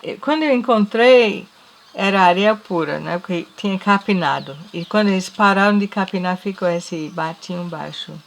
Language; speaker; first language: Portuguese; non-native, fluent; English